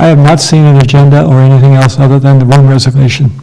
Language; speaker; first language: English; native; English